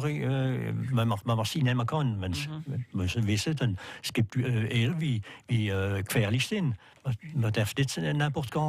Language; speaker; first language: German; non-native, learner; French